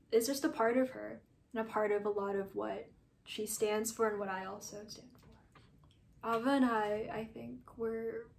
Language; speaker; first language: English; native; English